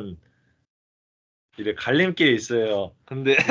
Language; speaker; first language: Korean; native; Korean